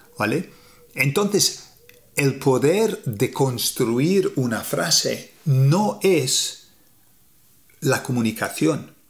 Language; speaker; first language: Spanish; native; Spanish